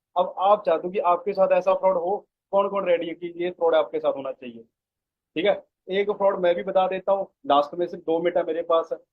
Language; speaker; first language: Hindi; native; Hindi